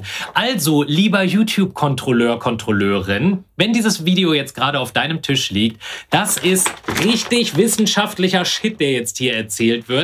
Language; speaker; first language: German; native; German